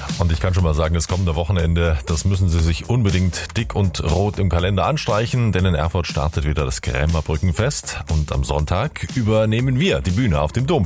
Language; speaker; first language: German; native; German